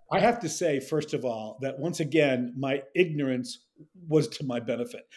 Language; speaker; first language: English; native; English